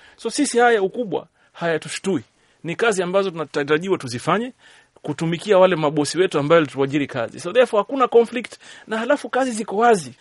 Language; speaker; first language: Swahili; native; Swahili